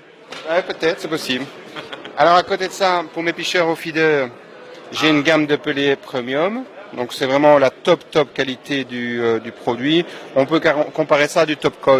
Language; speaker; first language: French; native; French